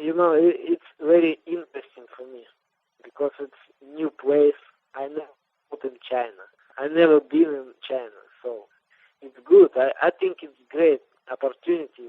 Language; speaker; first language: English; non-native, learner; Russian